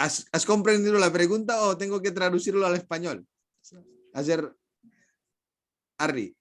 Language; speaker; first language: Spanish; non-native, fluent; Indonesian